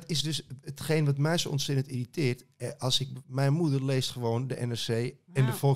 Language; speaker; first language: Dutch; native; Dutch